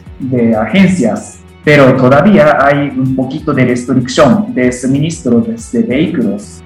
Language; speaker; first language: Spanish; non-native, fluent; Japanese